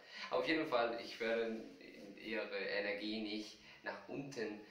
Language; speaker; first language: German; non-native, fluent; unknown